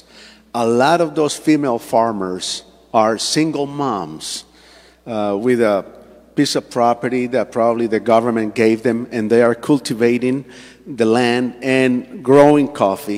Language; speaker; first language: English; non-native, fluent; Spanish